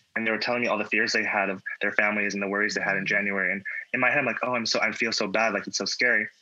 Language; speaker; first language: English; native; English